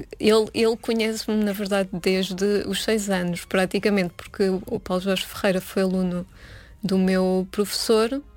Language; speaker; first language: Portuguese; native; Portuguese